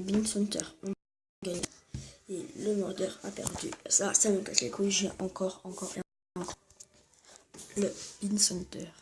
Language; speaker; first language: French; native; French